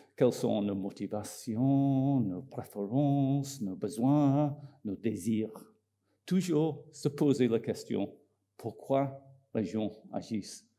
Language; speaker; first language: French; non-native, fluent; English